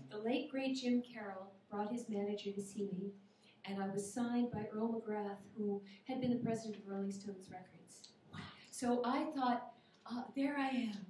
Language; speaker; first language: English; native; English